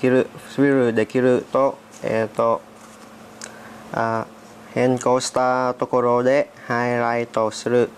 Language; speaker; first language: Japanese; non-native, learner; Vietnamese